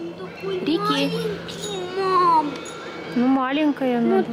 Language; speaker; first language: Russian; native; Russian